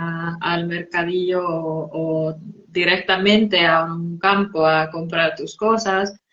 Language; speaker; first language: Spanish; non-native, fluent; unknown